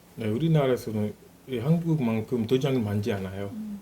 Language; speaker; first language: Korean; non-native, fluent; French